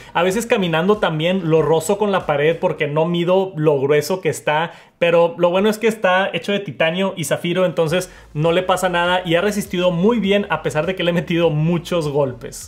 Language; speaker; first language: Spanish; native; Spanish